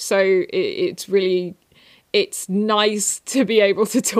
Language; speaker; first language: English; native; English